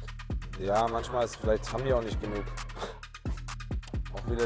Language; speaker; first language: German; native; German